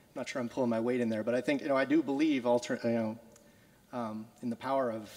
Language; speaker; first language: English; native; English